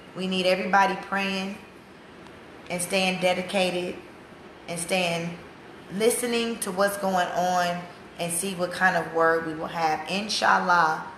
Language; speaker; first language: English; native; English